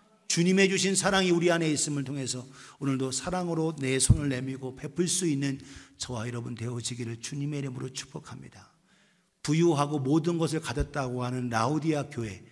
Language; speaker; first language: Korean; native; Korean